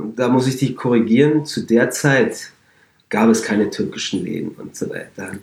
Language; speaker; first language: German; early bilingual, other home language; Turkish